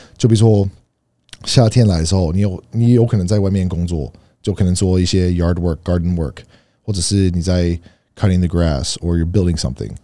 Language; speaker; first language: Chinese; non-native, fluent; English